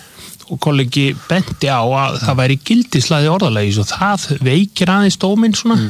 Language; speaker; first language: Icelandic; native; Icelandic